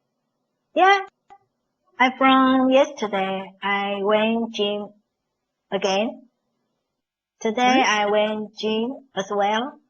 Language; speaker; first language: English; non-native, learner; Chinese